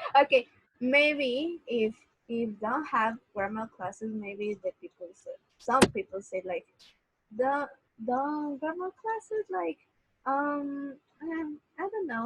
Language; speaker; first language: English; non-native, learner; Spanish